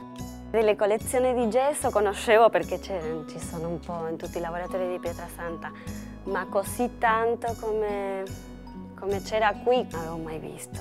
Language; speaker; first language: Italian; non-native, fluent; Spanish